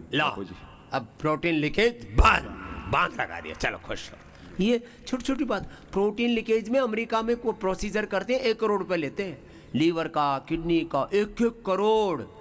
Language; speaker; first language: Hindi; native; Hindi